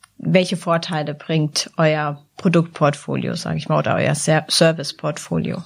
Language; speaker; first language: German; native; German